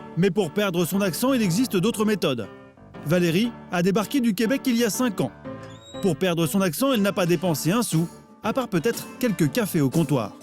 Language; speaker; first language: French; native; French